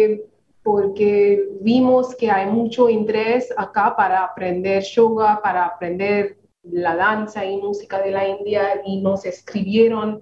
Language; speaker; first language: Spanish; non-native, fluent; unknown